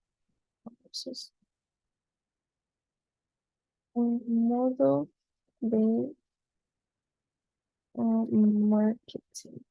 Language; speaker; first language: Spanish; non-native, learner; Korean